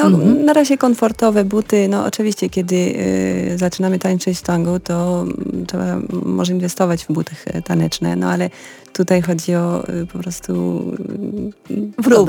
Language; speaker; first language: Polish; non-native, fluent; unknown